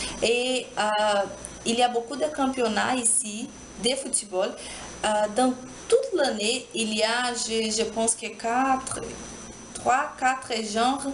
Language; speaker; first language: French; non-native, learner; Portuguese